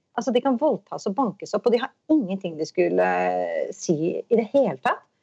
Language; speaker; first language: Norwegian; native; Norwegian